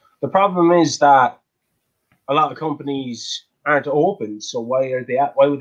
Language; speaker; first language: English; native; English